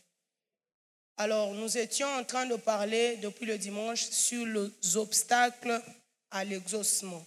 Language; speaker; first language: French; non-native, local second language; Swahili